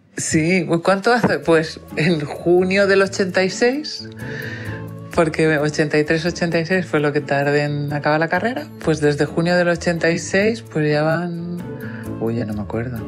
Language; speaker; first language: Spanish; native; Spanish